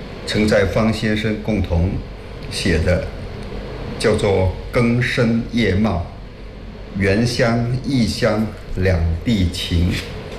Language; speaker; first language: Chinese; non-native, local second language; Min Nan Chinese